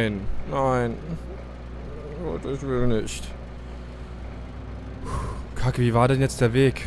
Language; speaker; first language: German; native; German